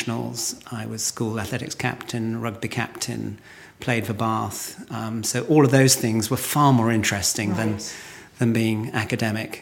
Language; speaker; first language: English; native; English